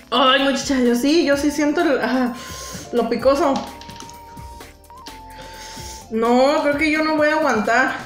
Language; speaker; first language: Spanish; native; Spanish